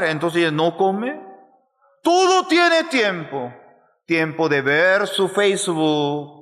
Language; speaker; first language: Spanish; non-native, fluent; Korean